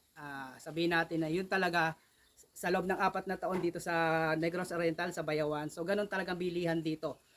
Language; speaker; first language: Filipino; non-native, local second language; Cebuano